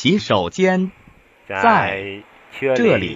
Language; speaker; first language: Chinese; non-native, learner; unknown